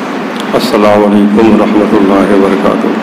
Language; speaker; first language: Urdu; native; Urdu